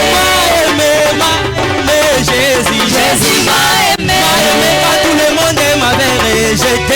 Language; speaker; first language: Haitian Creole; non-native, local second language; Lingala